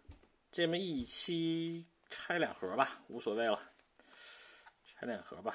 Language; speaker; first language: Chinese; native; Chinese